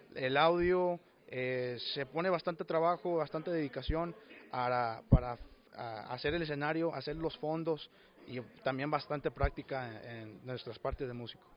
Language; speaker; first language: Spanish; early bilingual, heritage; Spanish